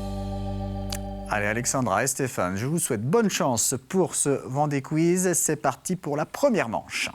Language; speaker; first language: French; native; French